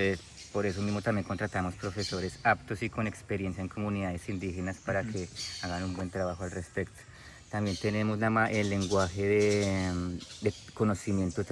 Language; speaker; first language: Spanish; native; Spanish